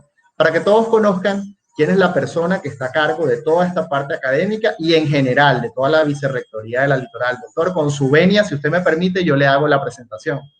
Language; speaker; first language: Spanish; native; Spanish